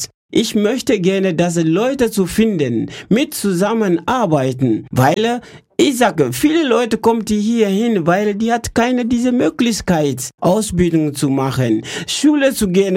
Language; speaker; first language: German; non-native, learner; French